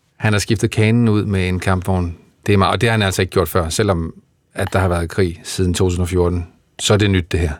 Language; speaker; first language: Danish; native; Danish